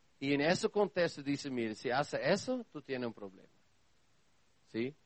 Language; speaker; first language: Spanish; non-native, learner; Portuguese